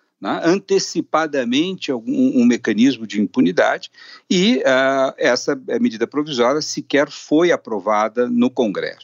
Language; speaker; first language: Portuguese; native; Portuguese